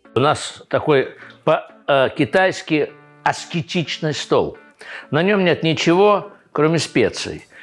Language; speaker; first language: Russian; native; Russian